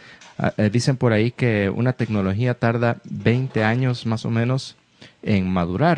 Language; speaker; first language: Spanish; native; Spanish